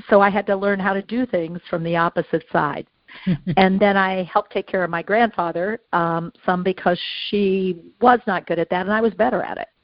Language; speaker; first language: English; native; English